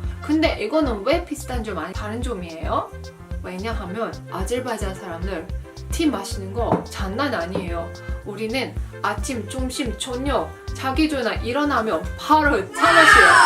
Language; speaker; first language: Korean; non-native, fluent; Azerbaijani